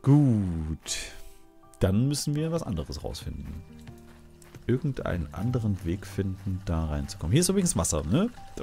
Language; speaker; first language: German; native; German